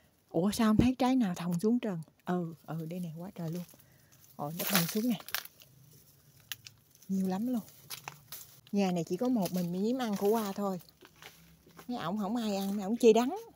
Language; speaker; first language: Vietnamese; native; Vietnamese